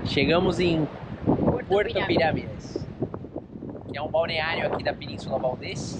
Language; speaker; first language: Spanish; non-native, learner; Portuguese